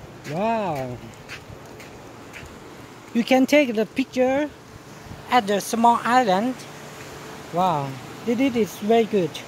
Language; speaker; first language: English; non-native, learner; Thai